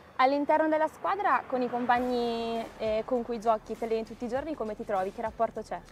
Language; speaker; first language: Italian; native; Italian